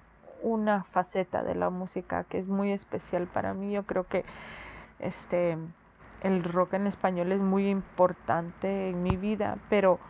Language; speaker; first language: Spanish; early bilingual, heritage; Spanish